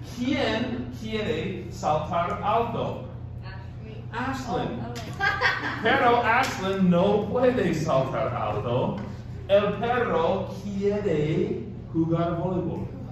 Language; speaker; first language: Spanish; non-native, fluent; English